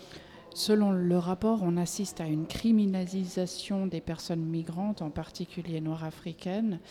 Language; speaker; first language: French; native; French